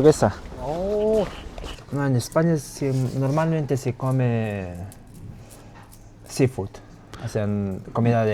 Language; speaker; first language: Spanish; early bilingual, other home language; Mongolian